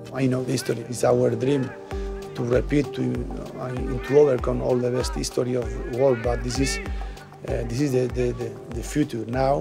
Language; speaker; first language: English; non-native, learner; Spanish